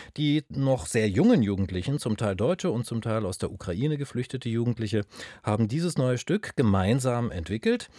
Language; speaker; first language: German; native; German